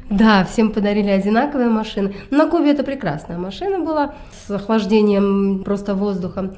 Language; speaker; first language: Russian; native; Russian